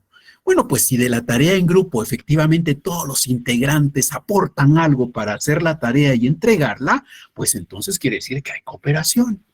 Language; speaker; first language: Spanish; native; Spanish